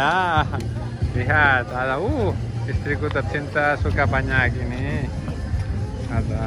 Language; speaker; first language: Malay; non-native, fluent; Catalan